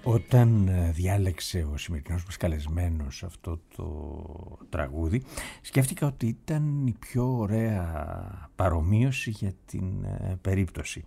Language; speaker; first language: Greek; native; Greek